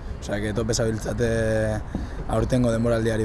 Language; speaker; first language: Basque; native; Basque